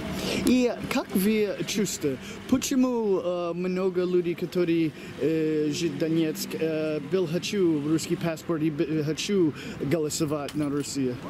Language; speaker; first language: Russian; non-native, learner; English